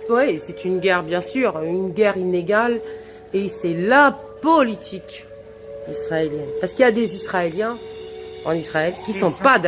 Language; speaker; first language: French; native; French